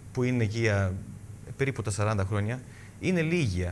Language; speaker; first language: Greek; early bilingual, heritage; Greek